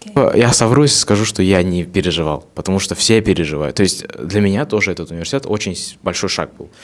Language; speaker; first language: Russian; non-native, local second language; Kazakh